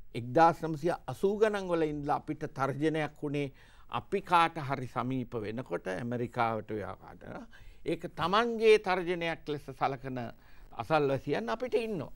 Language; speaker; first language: Sinhala; native; Sinhala